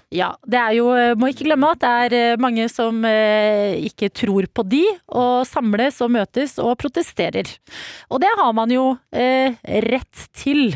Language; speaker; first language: Norwegian; native; Norwegian